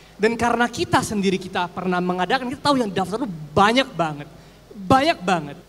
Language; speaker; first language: Indonesian; native; Indonesian